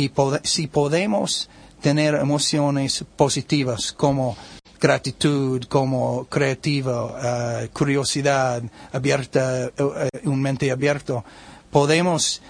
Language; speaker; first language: Spanish; non-native, learner; English